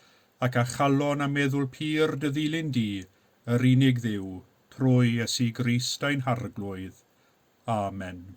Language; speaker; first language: Welsh; native; Welsh